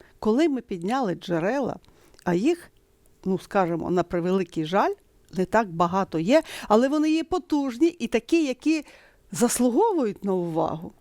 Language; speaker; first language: Ukrainian; native; Ukrainian